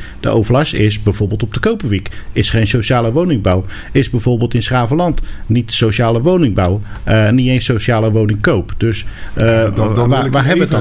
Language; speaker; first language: Dutch; native; Dutch